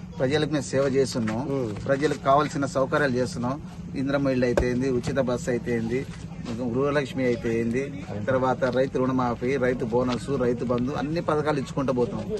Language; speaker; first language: Telugu; non-native, local second language; Lambadi